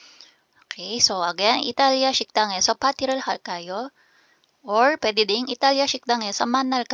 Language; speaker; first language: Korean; non-native, fluent; Filipino